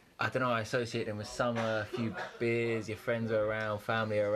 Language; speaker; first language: English; native; English